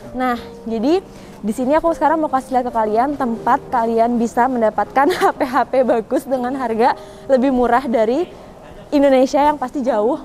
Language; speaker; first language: Indonesian; native; Indonesian